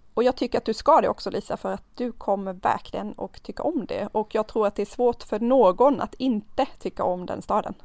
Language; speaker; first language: Swedish; native; Swedish